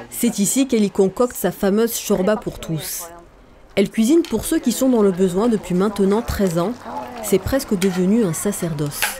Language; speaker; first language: French; native; French